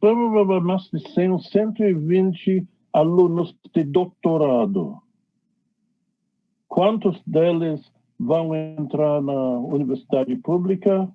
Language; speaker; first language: Portuguese; non-native, fluent; English